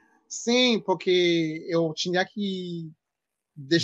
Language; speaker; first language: Portuguese; non-native, fluent; French